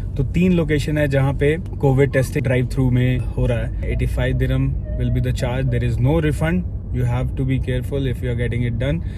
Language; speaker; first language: Hindi; native; Hindi